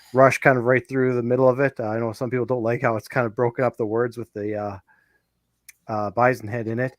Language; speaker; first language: English; native; English